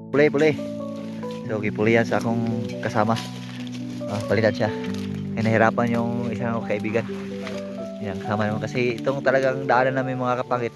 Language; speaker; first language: Filipino; non-native, local second language; Cebuano